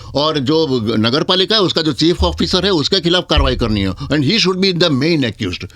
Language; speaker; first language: Hindi; non-native, local second language; Gujarati